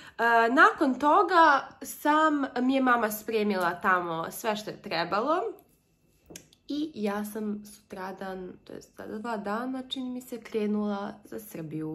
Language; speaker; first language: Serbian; early bilingual, heritage; Serbian